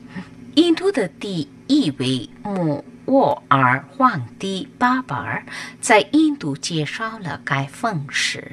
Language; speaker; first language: Chinese; non-native, fluent; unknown